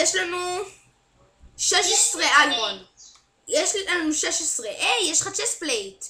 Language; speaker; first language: Hebrew; native; Hebrew